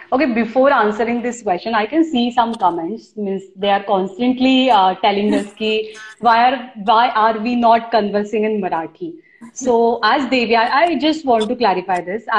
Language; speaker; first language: English; non-native, local second language; Marathi